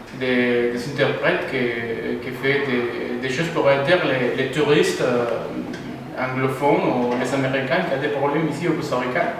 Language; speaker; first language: French; non-native, learner; Spanish